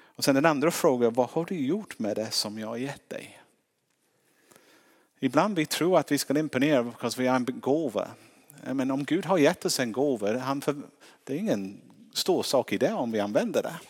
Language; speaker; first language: Swedish; non-native, fluent; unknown